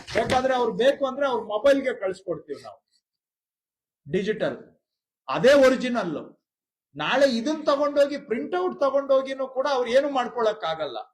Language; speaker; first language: Kannada; native; Kannada